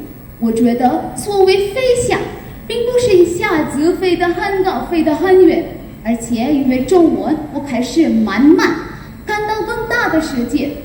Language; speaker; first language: Chinese; non-native, learner; Hindi